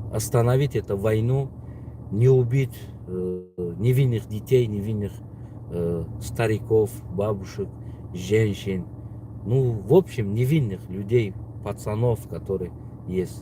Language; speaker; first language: Russian; non-native, local second language; Tajik